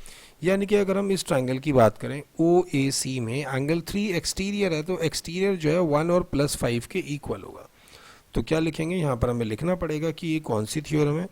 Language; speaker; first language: Hindi; native; Hindi